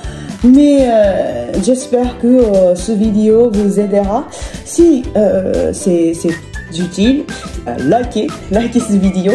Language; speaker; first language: French; non-native, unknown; Japanese